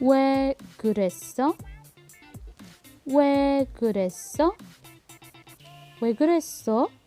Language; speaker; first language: Korean; non-native, learner; Filipino